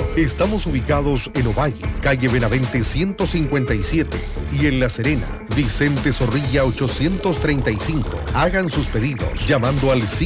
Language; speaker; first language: Spanish; native; Spanish